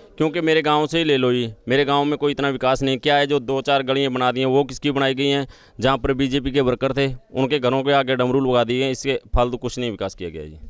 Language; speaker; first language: Hindi; native; Hindi